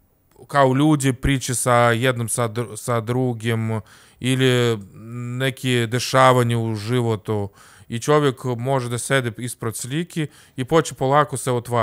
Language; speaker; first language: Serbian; non-native, learner; Russian